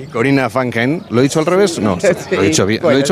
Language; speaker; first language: Spanish; native; Spanish